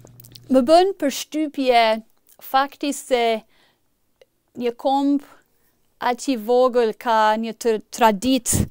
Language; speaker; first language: Albanian; non-native, fluent; English